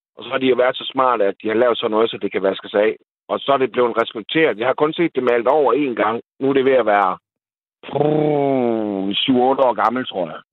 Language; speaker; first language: Danish; native; Danish